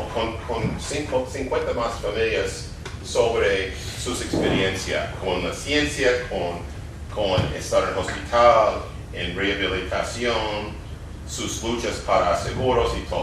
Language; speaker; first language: Spanish; non-native, fluent; English